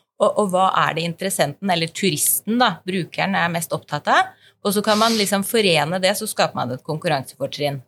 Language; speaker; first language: Norwegian; native; Norwegian